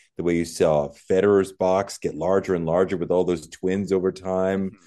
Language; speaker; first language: English; native; English